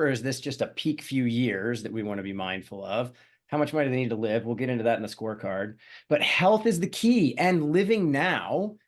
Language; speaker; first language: English; native; English